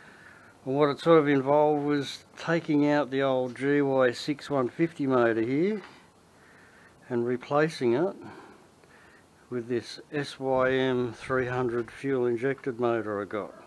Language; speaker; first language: English; native; English